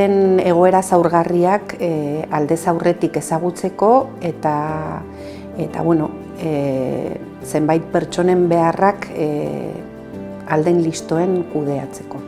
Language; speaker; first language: Basque; native; Basque